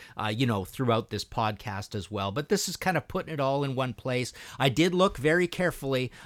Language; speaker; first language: English; early bilingual, other home language; Russian